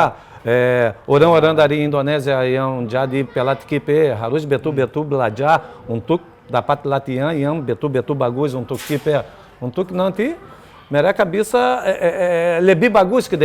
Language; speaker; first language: Indonesian; non-native, fluent; Portuguese